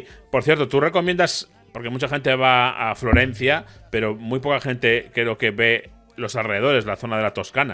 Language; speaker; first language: Spanish; native; Spanish